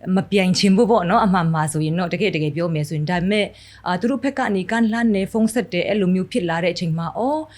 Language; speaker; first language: Burmese; non-native, local second language; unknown